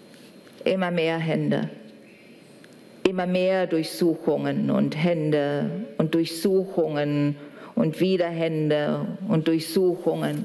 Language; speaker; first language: German; native; German